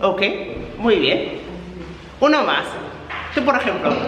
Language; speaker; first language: Spanish; non-native, fluent; English